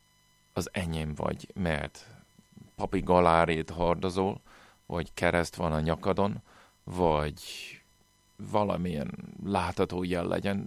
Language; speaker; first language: Hungarian; non-native, fluent; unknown